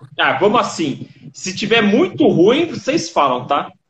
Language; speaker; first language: Portuguese; native; Portuguese